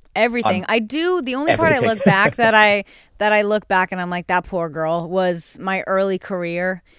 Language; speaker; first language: English; native; English